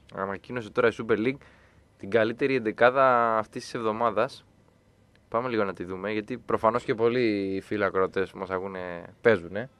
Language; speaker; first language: Greek; native; Greek